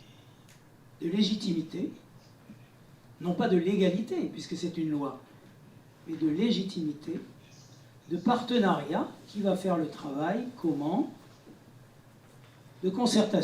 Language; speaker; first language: French; native; French